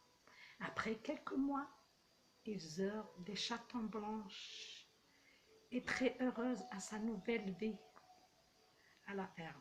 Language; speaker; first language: French; non-native, local second language; Arabic